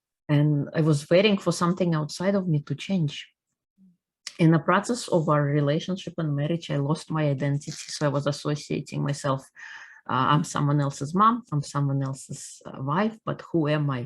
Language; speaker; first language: English; non-native, fluent; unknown